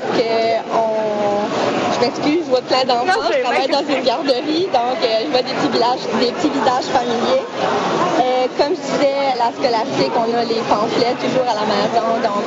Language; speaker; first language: French; native; French